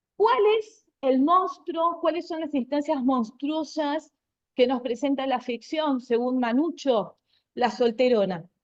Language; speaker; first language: Spanish; native; Spanish